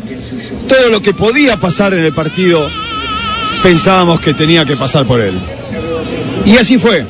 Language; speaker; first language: Spanish; native; Spanish